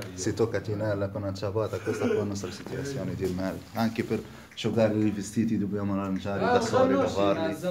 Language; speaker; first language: Italian; non-native, fluent; Arabic